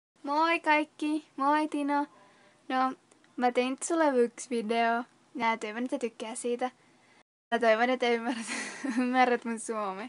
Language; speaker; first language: Finnish; non-native, learner; Spanish